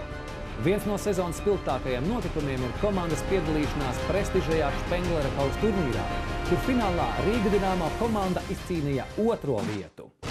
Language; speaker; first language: Latvian; native; Latvian